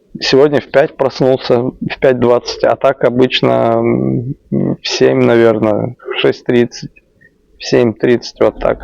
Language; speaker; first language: Russian; native; Russian